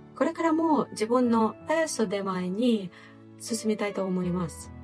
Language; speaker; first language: Japanese; non-native, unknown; Ukrainian